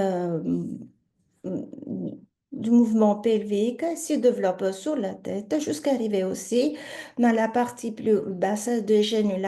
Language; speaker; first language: French; native; French